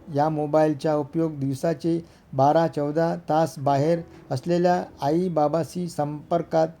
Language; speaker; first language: Marathi; non-native, local second language; Gujarati